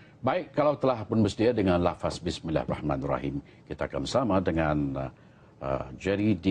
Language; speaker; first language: Malay; native; Malay